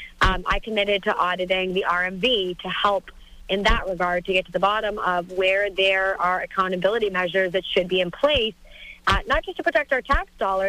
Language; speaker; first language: English; native; English